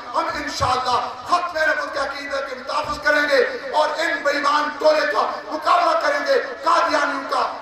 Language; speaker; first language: Urdu; non-native, local second language; Saraiki